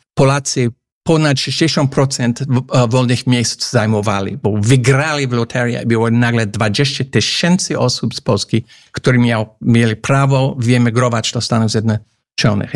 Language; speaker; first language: Polish; non-native, fluent; English